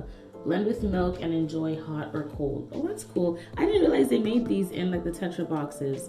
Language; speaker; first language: English; native; English